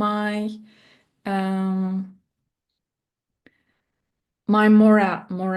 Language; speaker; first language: English; non-native, learner; Turkish